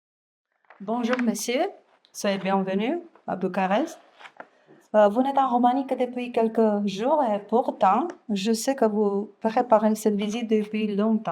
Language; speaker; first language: French; non-native, fluent; Romanian